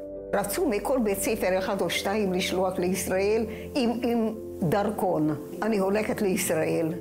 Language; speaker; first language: Hebrew; non-native, fluent; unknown